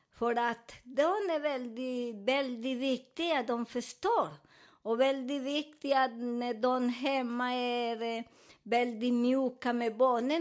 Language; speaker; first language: Swedish; non-native, learner; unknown